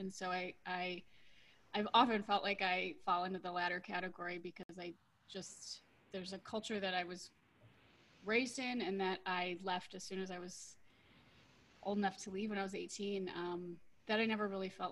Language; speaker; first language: English; native; English